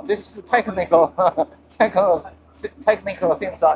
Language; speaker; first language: English; non-native, learner; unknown